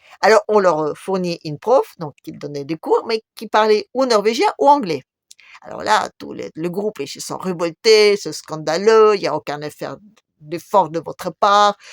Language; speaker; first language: French; non-native, fluent; Russian